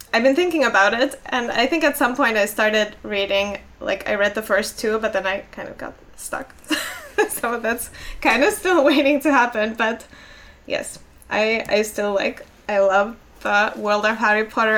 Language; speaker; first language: English; non-native, fluent; Finnish